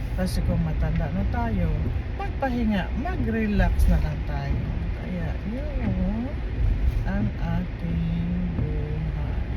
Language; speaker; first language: Filipino; non-native, local second language; Cebuano